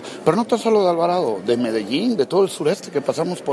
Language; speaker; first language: Spanish; native; Spanish